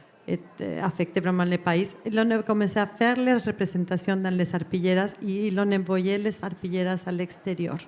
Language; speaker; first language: French; non-native, fluent; Spanish